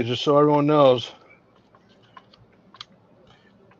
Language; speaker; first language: English; native; English